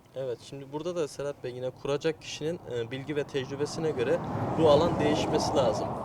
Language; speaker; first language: Turkish; native; Turkish